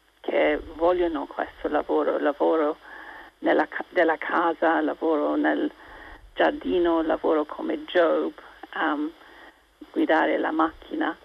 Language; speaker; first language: Italian; non-native, local second language; English